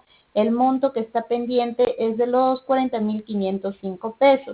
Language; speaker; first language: Spanish; native; Spanish